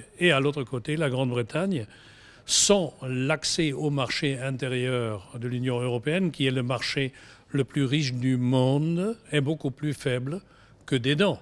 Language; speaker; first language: French; non-native, fluent; German